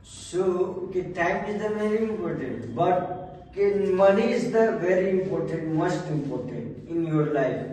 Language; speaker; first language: English; non-native, learner; Hindi